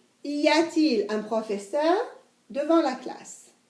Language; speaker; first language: French; non-native, fluent; English